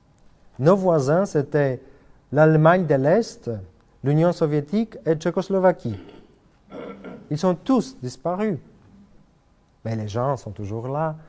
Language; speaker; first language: French; non-native, fluent; Polish